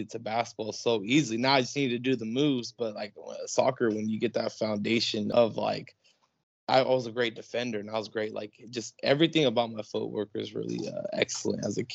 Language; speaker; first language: English; native; English